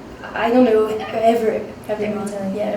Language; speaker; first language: English; non-native, learner; French